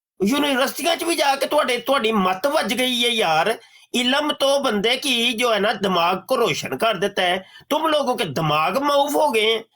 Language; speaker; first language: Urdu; non-native, local second language; Punjabi